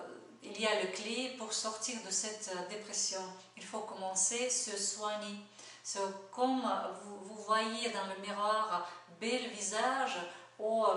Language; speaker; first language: French; non-native, learner; Russian